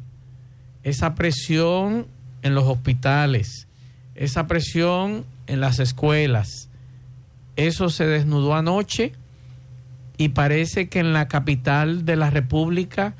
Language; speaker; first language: Spanish; native; Spanish